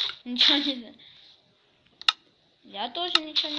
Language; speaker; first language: Russian; early bilingual, heritage; Russian